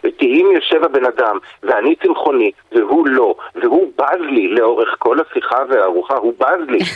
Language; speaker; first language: Hebrew; native; Hebrew